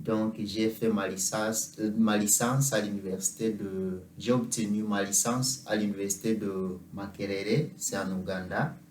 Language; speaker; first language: French; non-native, fluent; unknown